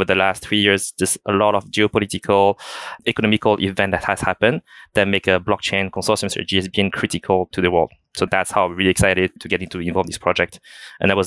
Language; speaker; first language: English; non-native, fluent; French